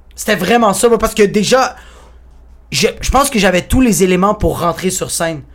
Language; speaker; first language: French; early bilingual, other home language; Spanish